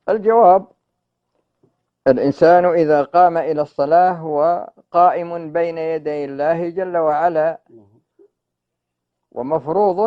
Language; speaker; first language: Arabic; native; Arabic